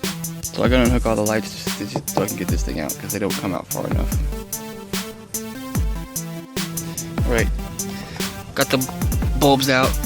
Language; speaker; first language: English; native; English